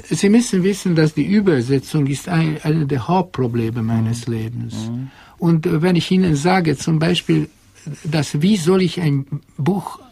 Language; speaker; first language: German; non-native, fluent; Hungarian